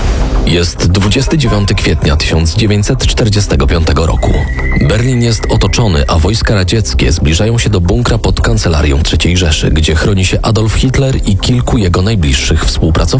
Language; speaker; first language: Polish; native; Polish